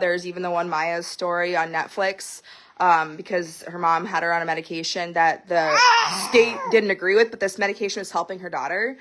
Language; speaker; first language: English; native; English